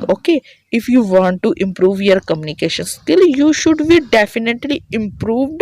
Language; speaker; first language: English; non-native, learner; Hindi